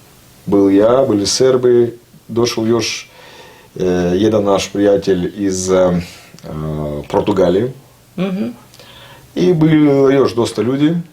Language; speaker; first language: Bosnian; non-native, learner; Russian